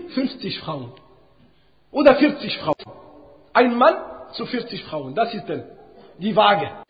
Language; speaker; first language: German; non-native, fluent; Arabic